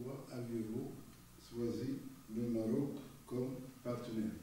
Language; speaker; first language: French; non-native, local second language; Arabic